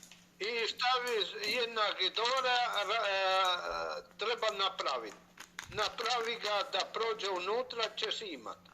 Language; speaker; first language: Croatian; non-native, learner; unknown